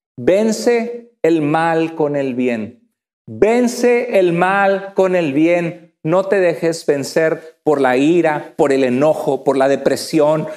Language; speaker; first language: Spanish; native; Spanish